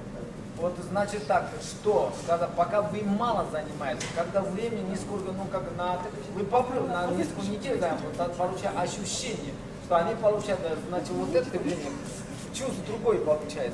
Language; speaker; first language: Russian; non-native, learner; Chinese